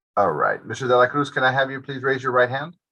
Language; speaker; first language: English; native; English